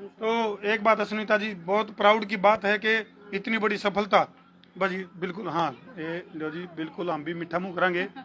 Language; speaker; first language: Hindi; native; Hindi